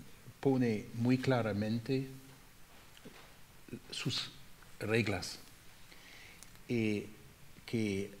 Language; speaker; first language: Spanish; non-native, fluent; German